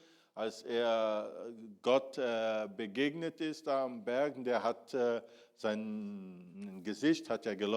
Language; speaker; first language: German; non-native, fluent; Portuguese